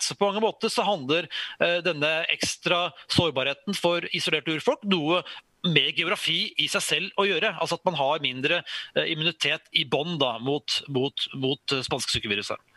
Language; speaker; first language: Norwegian; native; Norwegian